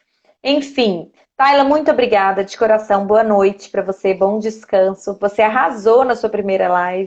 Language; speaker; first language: Portuguese; native; Portuguese